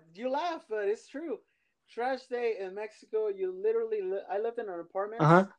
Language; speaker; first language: English; early bilingual, other home language; Spanish